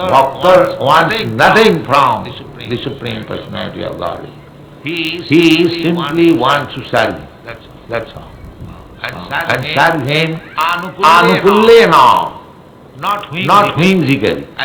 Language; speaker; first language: English; non-native, local second language; Bangla